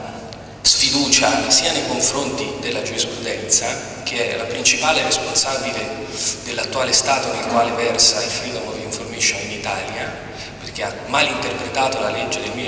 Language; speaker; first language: Italian; native; Italian